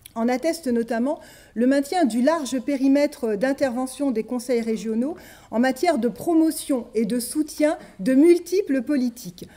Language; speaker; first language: French; native; French